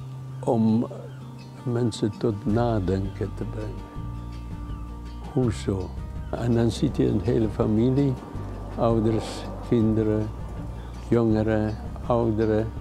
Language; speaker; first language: Dutch; non-native, fluent; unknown